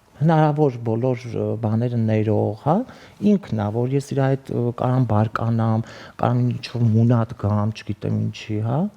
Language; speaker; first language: Armenian; native; Armenian